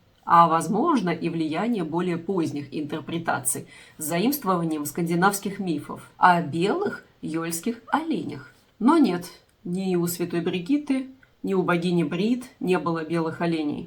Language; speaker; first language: Russian; native; Russian